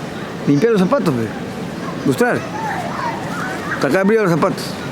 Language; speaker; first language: Spanish; native; Spanish